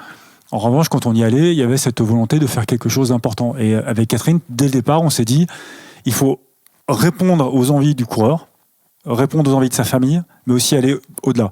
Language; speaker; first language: French; native; French